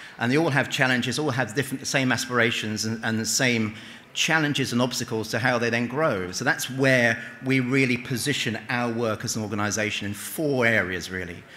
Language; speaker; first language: English; native; English